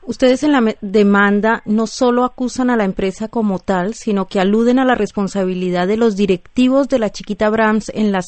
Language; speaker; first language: Spanish; native; Spanish